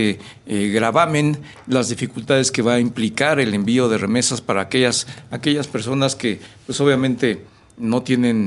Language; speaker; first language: Spanish; native; Spanish